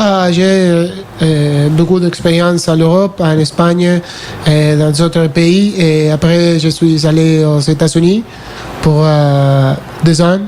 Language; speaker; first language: French; non-native, fluent; Spanish